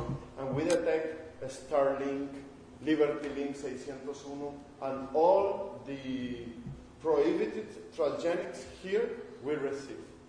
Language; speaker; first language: English; non-native, learner; Spanish